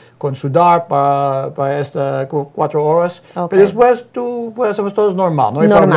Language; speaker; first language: Spanish; non-native, learner; English